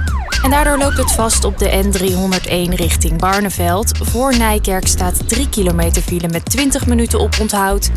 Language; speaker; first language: Dutch; native; Dutch